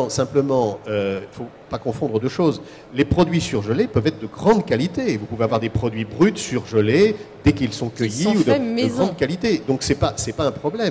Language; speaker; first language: French; native; French